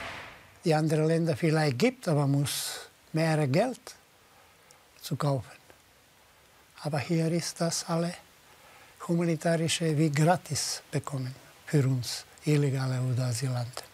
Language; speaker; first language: German; non-native, learner; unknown